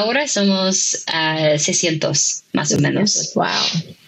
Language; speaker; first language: Spanish; non-native, fluent; English